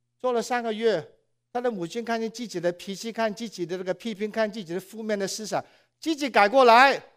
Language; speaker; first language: Chinese; non-native, local second language; Cantonese